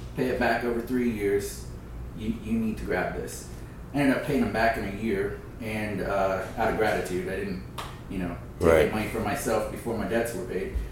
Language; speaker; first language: English; native; English